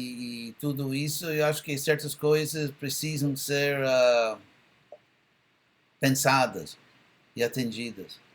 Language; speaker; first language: Portuguese; non-native, fluent; English